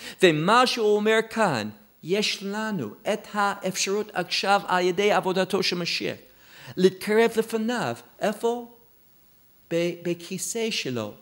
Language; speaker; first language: Hebrew; non-native, fluent; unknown